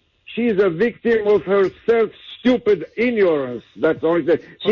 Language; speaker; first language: English; non-native, learner; French